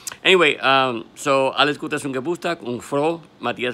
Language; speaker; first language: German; non-native, learner; English